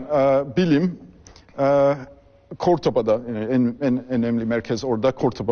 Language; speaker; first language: Turkish; non-native, fluent; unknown